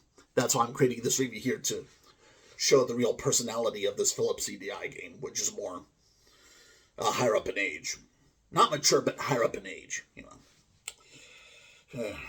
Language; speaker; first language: English; native; English